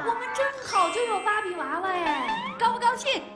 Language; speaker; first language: Chinese; native; Chinese